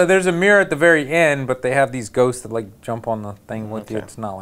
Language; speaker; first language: English; native; English